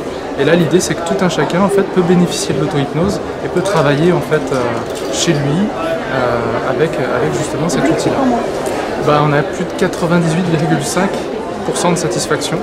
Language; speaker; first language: French; native; French